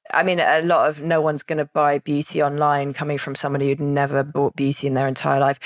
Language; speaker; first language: English; native; English